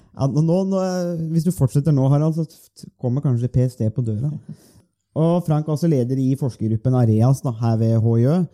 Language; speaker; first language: Norwegian; native; Norwegian